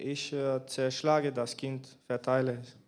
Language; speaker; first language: German; non-native, learner; Bulgarian